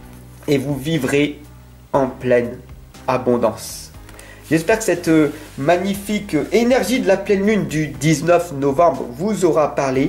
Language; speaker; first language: French; native; French